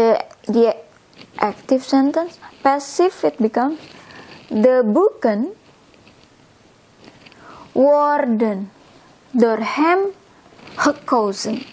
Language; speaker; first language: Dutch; non-native, fluent; Indonesian